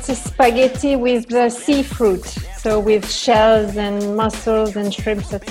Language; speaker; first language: English; non-native, fluent; French